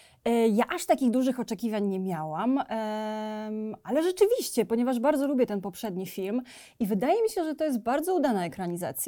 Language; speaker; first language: Polish; native; Polish